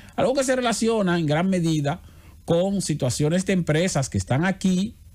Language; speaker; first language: Spanish; native; Spanish